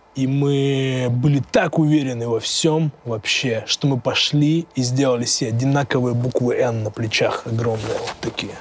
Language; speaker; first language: Russian; native; Russian